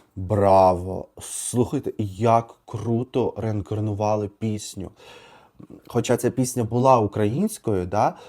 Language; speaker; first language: Ukrainian; native; Ukrainian